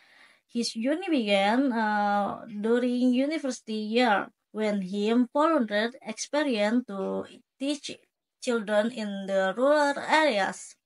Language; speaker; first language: English; non-native, learner; Indonesian